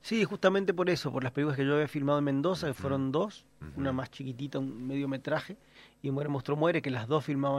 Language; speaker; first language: Spanish; native; Spanish